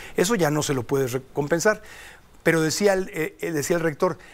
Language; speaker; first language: Spanish; native; Spanish